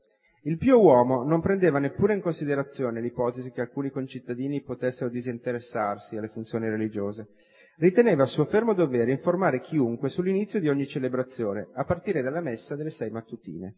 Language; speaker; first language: Italian; native; Italian